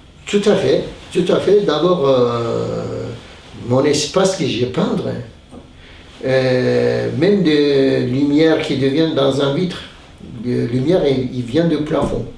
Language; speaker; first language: French; non-native, fluent; Turkish